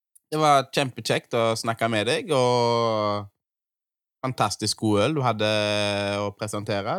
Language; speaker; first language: Norwegian; native; Norwegian